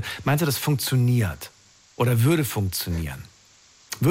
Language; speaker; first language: German; native; German